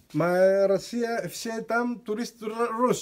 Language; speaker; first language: Russian; non-native, learner; Greek